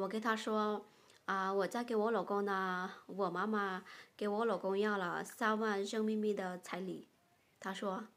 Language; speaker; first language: Chinese; non-native, fluent; Lao